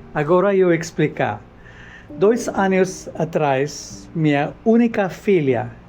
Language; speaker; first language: Portuguese; non-native, learner; English